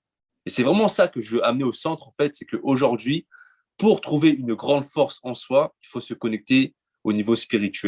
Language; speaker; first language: French; native; French